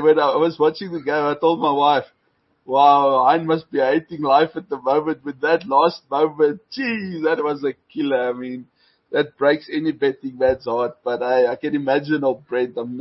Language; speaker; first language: English; non-native, local second language; Afrikaans